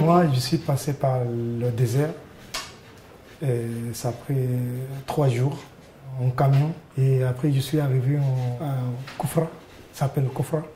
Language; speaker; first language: French; non-native, learner; Arabic